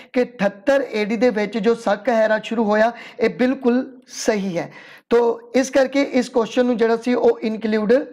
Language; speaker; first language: Hindi; non-native, local second language; Punjabi